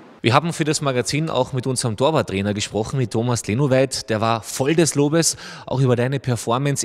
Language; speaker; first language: German; native; German